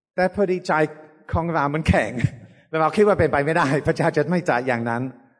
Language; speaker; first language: Thai; non-native, fluent; English